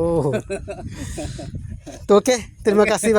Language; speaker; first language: Indonesian; non-native, learner; Bangla